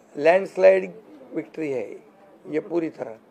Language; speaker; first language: Hindi; non-native, local second language; Marathi